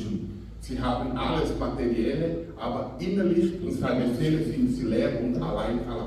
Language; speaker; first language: German; non-native, fluent; Portuguese